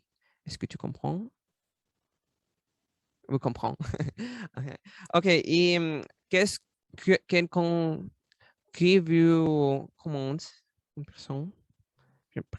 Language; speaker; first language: French; non-native, learner; Russian